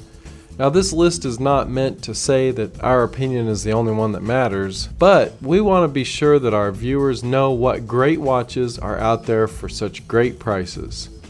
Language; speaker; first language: English; native; English